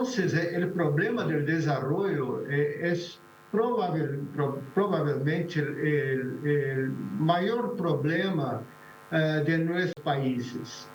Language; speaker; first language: Spanish; non-native, fluent; Portuguese